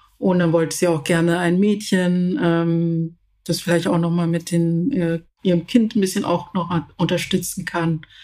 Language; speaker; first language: German; early bilingual, other home language; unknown